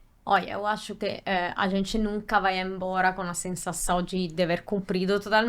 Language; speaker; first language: Portuguese; non-native, fluent; Italian